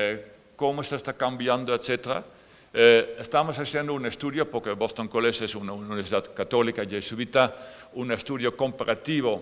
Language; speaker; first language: Spanish; non-native, fluent; Dutch